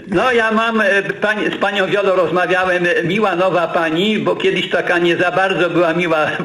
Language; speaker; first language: Polish; native; Polish